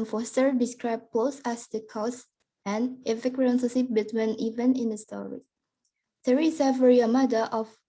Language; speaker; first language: English; non-native, learner; Indonesian